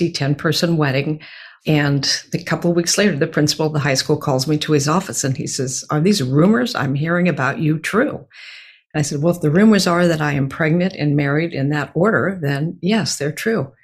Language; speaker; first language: English; native; English